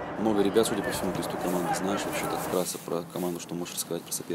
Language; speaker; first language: Russian; native; Russian